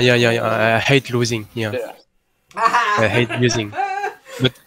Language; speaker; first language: English; non-native, learner; French